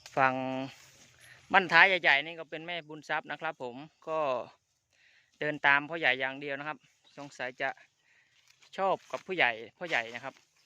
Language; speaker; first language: Thai; non-native, local second language; Khmer